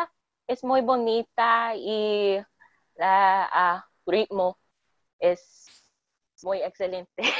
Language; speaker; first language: Spanish; non-native, learner; English